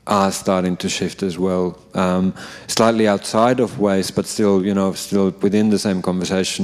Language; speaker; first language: English; non-native, fluent; Finnish